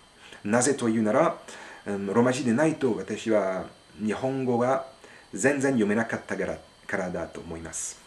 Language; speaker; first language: Japanese; non-native, fluent; French